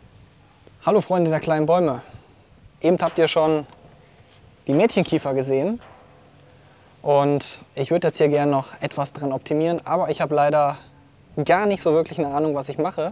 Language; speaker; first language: German; native; German